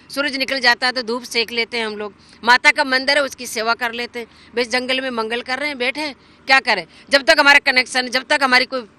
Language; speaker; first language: Hindi; native; Hindi